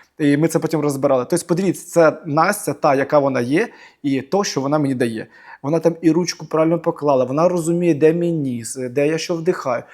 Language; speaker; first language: Ukrainian; native; Ukrainian